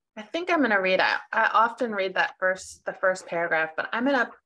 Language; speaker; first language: English; native; English